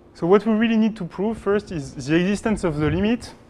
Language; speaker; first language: English; non-native, fluent; French